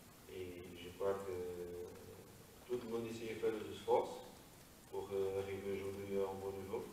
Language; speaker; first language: French; non-native, learner; Portuguese